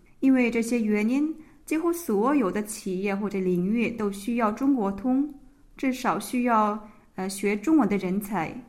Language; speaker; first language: Chinese; non-native, fluent; Korean